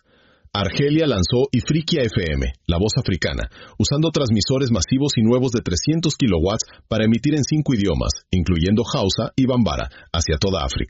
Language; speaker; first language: Spanish; native; Spanish